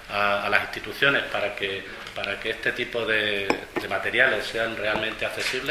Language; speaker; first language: Spanish; native; Spanish